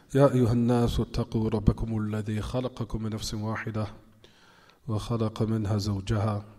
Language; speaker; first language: Arabic; non-native, fluent; English